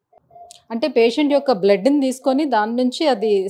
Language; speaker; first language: Telugu; native; Telugu